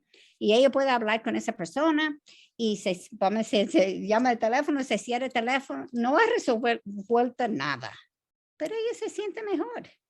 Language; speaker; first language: Spanish; non-native, fluent; English